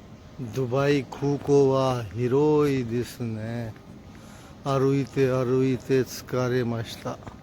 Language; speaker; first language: Japanese; non-native, fluent; Urdu